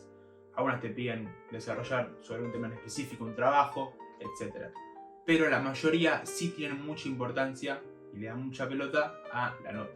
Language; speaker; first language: Spanish; native; Spanish